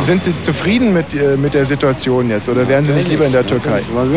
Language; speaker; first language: German; native; German